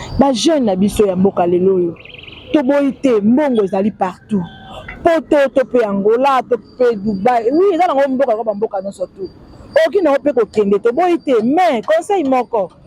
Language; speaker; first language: Lingala; native; Lingala